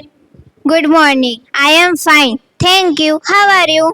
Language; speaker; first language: English; non-native, learner; Gujarati